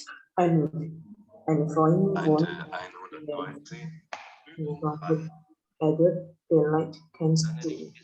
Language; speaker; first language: German; non-native, learner; Indonesian